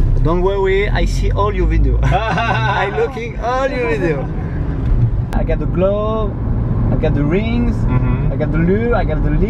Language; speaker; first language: English; non-native, learner; French